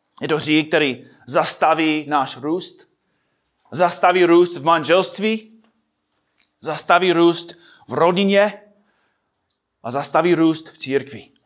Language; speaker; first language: Czech; non-native, fluent; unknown